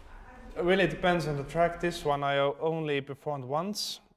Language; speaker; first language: English; non-native, fluent; Estonian